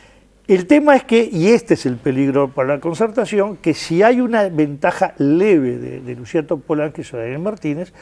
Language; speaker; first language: Spanish; native; Spanish